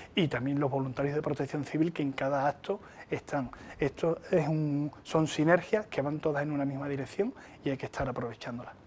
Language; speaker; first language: Spanish; native; Spanish